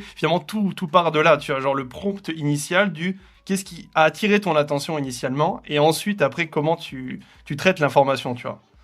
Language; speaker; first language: French; native; French